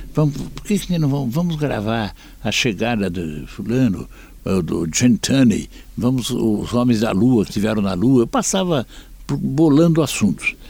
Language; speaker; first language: Portuguese; native; Portuguese